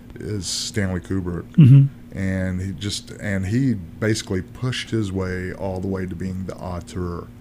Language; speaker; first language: English; native; English